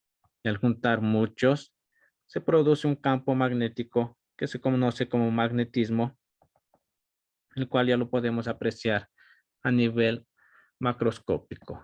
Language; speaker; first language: Spanish; native; Spanish